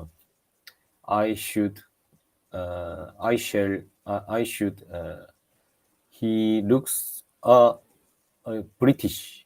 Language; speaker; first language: English; non-native, learner; Japanese